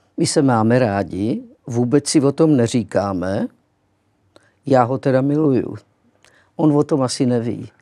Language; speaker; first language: Czech; early bilingual, other home language; Greek